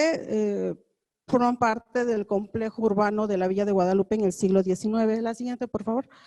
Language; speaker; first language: Spanish; native; Spanish